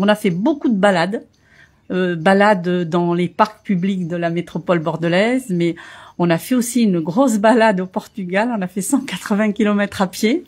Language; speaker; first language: French; early bilingual, other home language; Portuguese